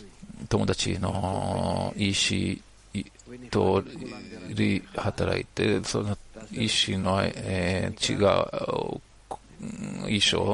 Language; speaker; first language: Japanese; non-native, learner; Hebrew